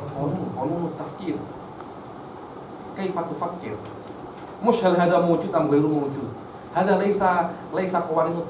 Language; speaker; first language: Arabic; non-native, fluent; Indonesian